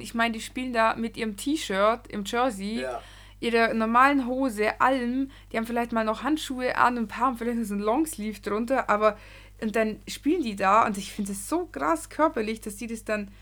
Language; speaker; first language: German; native; German